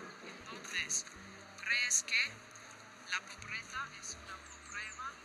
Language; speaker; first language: Spanish; non-native, learner; English